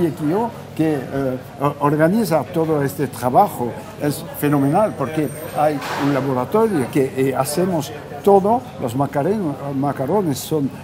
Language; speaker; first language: Spanish; non-native, fluent; French